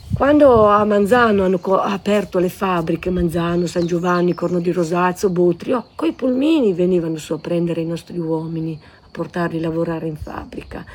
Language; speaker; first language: Italian; non-native, local second language; Slovenian